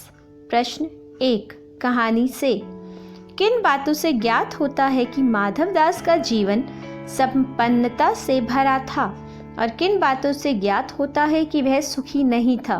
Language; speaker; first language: Hindi; native; Hindi